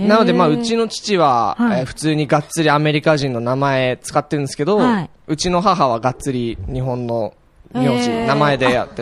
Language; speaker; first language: Japanese; native; Japanese